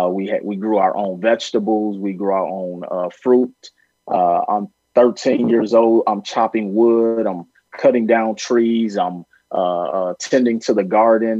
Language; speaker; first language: English; native; English